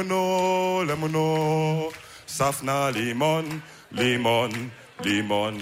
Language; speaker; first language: German; early bilingual, other home language; Wolof